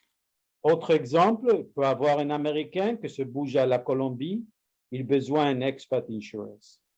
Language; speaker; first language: French; non-native, learner; Spanish